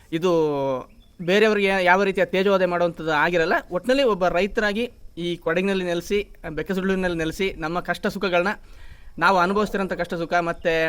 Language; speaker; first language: Kannada; native; Kannada